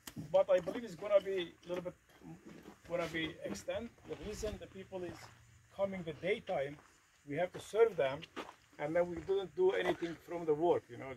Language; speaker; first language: English; non-native, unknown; Kurdish